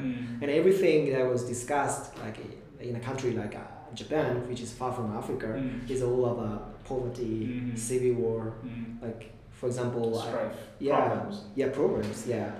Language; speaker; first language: English; non-native, fluent; Japanese